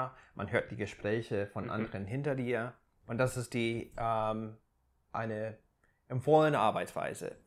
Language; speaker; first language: German; non-native, fluent; English